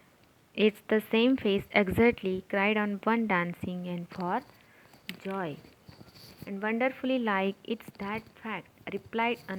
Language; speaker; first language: English; non-native, local second language; Gujarati